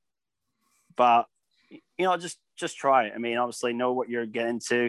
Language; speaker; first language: English; native; English